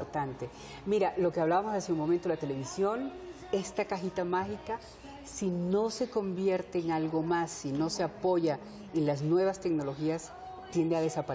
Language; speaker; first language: Spanish; early bilingual, heritage; Spanish